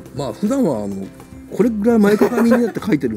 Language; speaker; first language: Japanese; native; Japanese